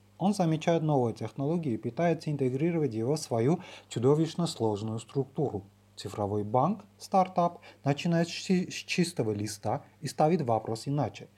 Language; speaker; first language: Russian; non-native, local second language; Armenian